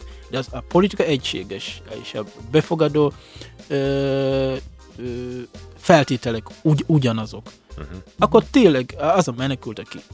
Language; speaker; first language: Hungarian; non-native, fluent; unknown